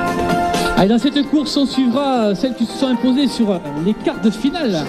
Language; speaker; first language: French; native; French